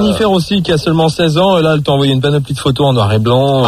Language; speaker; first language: French; native; French